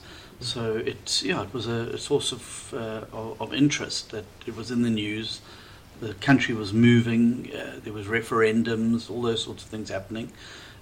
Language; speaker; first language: English; native; English